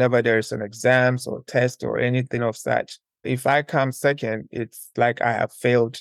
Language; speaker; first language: English; non-native, local second language; Akan